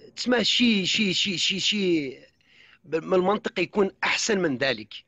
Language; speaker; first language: Arabic; non-native, local second language; Kabyle